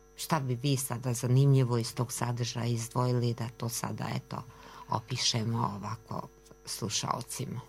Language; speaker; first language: Serbian; native; Serbian